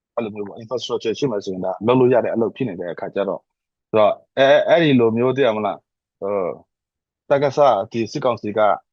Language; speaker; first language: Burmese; non-native, local second language; S'gaw Karen